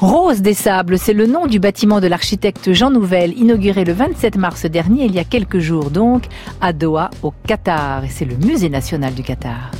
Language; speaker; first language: French; native; French